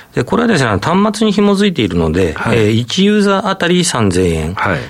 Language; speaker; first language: Japanese; native; Japanese